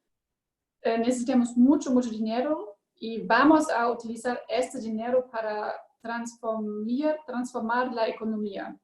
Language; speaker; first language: Spanish; non-native, learner; German